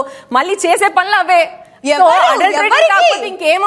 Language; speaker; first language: Telugu; native; Telugu